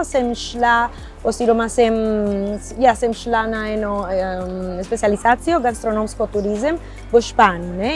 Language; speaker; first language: Slovenian; non-native, fluent; Spanish